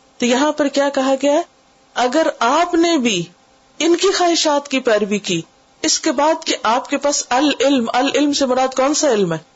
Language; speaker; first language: Urdu; native; Urdu